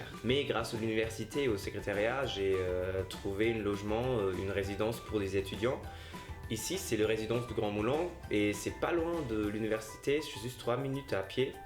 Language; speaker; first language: French; non-native, learner; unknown